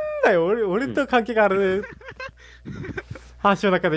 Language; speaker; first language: Japanese; native; Japanese